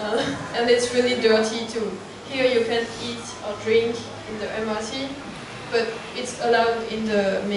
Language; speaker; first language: English; non-native, fluent; French